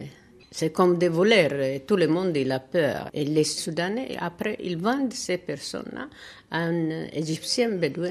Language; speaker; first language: French; non-native, learner; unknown